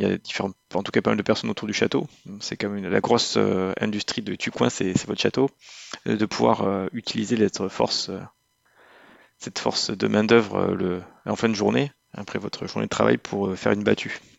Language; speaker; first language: French; native; French